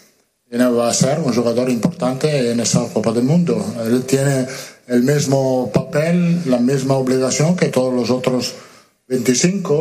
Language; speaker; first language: Portuguese; non-native, learner; Spanish